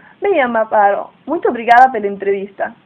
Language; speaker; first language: Portuguese; non-native, learner; Spanish